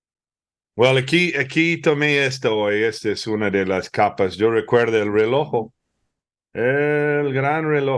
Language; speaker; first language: Spanish; early bilingual, heritage; Spanish